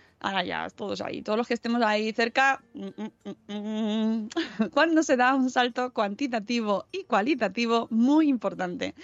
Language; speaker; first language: Spanish; native; Spanish